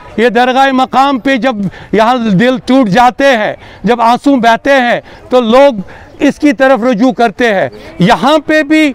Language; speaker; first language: Hindi; non-native, local second language; Kashmiri